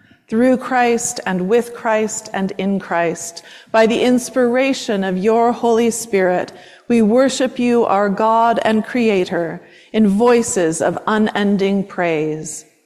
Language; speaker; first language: English; native; English